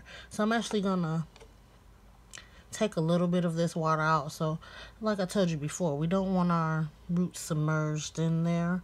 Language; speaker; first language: English; native; English